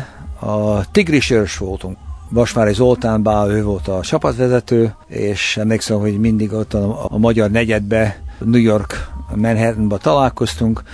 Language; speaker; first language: Hungarian; early bilingual, heritage; Hungarian